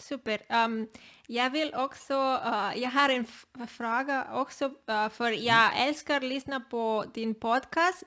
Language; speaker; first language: Swedish; non-native, learner; Spanish